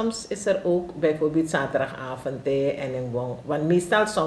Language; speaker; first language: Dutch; non-native, local second language; Javanese